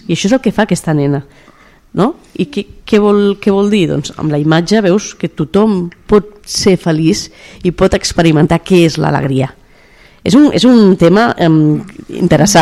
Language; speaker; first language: Catalan; native; Catalan